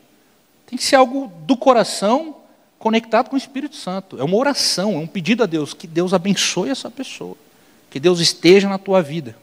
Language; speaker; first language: Portuguese; native; Portuguese